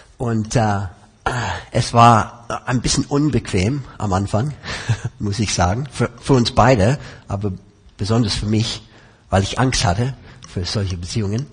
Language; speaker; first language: German; non-native, fluent; English